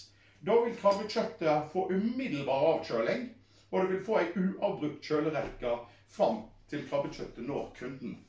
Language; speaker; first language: Norwegian; native; Norwegian